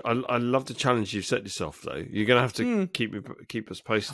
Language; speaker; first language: English; native; English